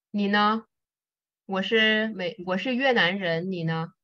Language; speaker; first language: Chinese; non-native, fluent; Vietnamese